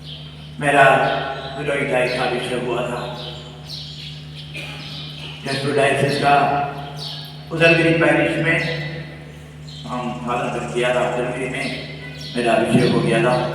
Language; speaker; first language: Hindi; non-native, local second language; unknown